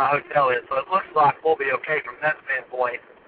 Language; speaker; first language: English; native; English